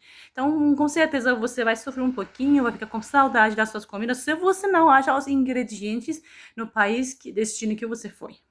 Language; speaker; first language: Portuguese; non-native, fluent; Persian